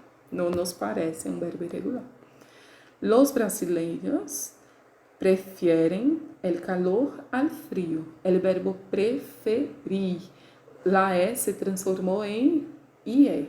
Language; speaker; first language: Spanish; non-native, learner; Portuguese